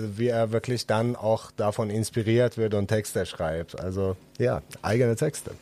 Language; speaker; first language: German; non-native, fluent; Persian